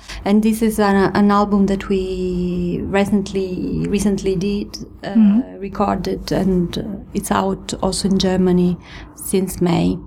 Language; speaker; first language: English; non-native, fluent; Italian